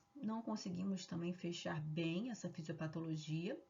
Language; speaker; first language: Portuguese; native; Portuguese